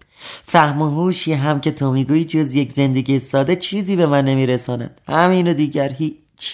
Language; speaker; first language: Persian; native; Persian